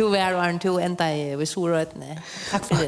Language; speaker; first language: Danish; non-native, local second language; Faroese